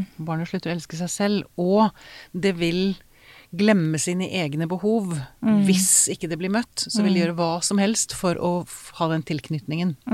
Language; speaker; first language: Norwegian; native; Norwegian